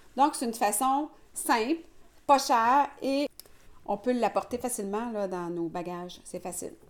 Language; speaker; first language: French; native; French